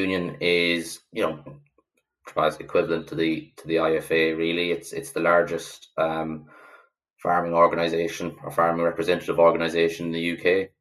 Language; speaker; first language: English; native; English